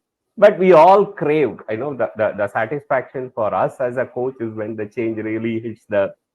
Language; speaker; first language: English; non-native, local second language; Tamil